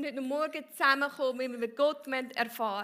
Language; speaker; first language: German; native; German